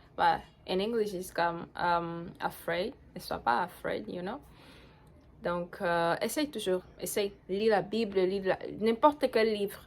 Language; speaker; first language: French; non-native, fluent; Portuguese